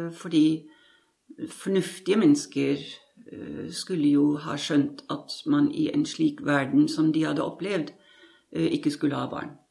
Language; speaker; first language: Norwegian; non-native, fluent; German